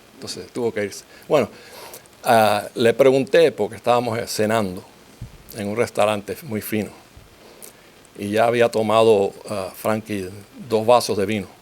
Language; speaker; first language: Spanish; native; Spanish